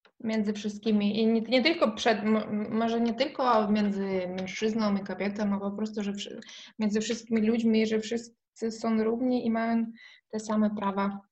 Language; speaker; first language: Polish; non-native, fluent; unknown